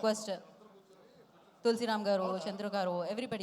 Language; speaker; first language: Telugu; native; Telugu